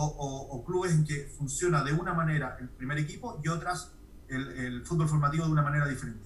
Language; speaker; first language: Spanish; native; Spanish